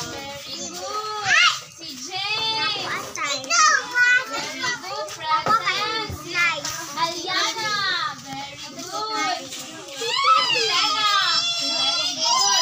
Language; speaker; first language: English; non-native, local second language; Cebuano